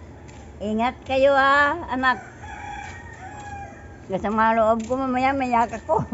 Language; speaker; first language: Filipino; non-native, local second language; Hiligaynon